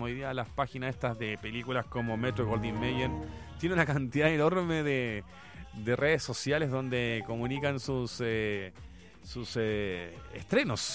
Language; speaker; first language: Spanish; native; Spanish